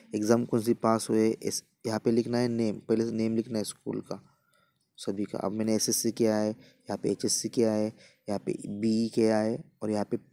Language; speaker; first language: Hindi; non-native, local second language; Marathi